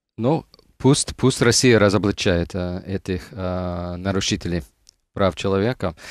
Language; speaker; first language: Russian; non-native, fluent; English